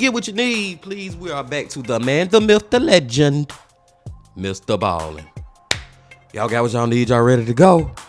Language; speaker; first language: English; native; English